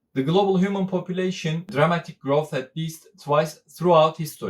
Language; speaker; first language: English; non-native, fluent; Turkish